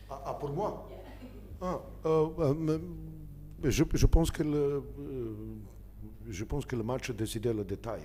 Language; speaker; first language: French; non-native, learner; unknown